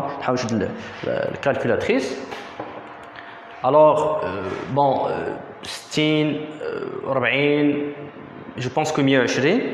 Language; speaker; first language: French; non-native, local second language; Arabic